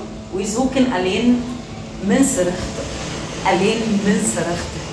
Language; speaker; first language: Dutch; non-native, learner; Arabic